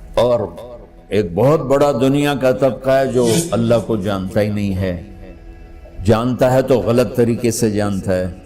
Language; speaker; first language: Urdu; non-native, local second language; Punjabi